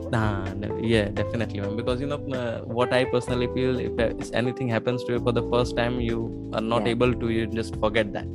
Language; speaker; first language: English; non-native, local second language; Hindi